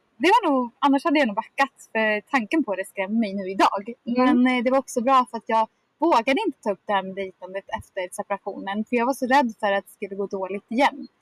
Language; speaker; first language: Swedish; native; Swedish